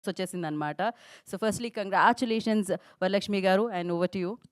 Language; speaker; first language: Telugu; native; Telugu